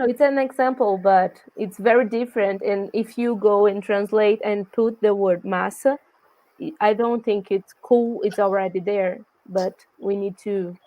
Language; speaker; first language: English; non-native, learner; Portuguese